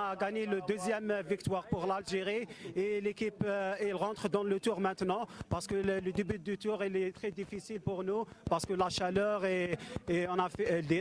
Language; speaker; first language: French; non-native, local second language; Arabic